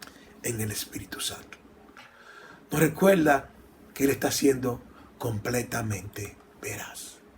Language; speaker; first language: Spanish; native; Spanish